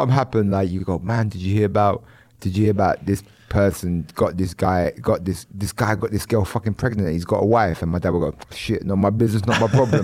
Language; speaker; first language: English; native; English